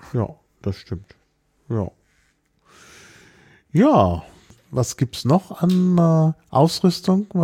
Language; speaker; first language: German; native; German